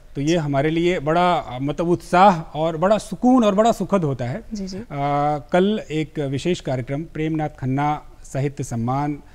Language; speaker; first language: Hindi; native; Hindi